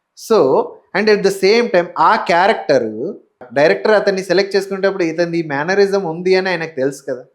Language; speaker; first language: Telugu; native; Telugu